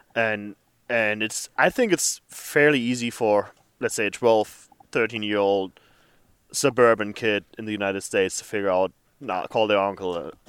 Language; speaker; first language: English; non-native, fluent; German